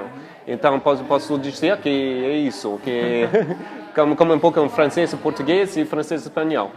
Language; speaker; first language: Portuguese; non-native, fluent; English